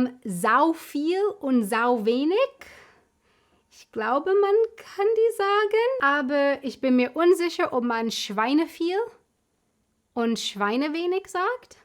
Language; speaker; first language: German; non-native, fluent; English